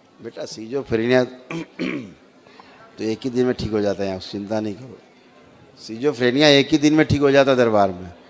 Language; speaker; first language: Hindi; native; Hindi